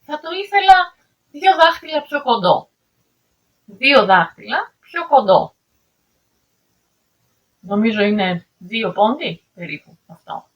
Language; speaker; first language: Greek; native; Greek